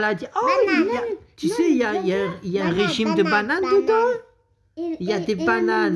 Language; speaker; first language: French; native; French